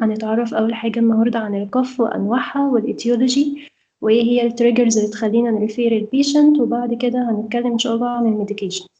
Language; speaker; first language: Arabic; native; Arabic